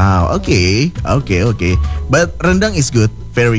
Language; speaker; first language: English; non-native, learner; Indonesian